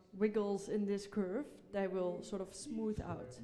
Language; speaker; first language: English; non-native, fluent; Dutch